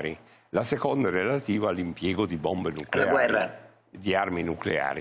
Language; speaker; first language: Italian; native; Italian